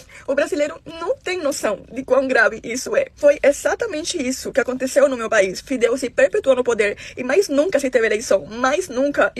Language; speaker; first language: Portuguese; non-native, fluent; Spanish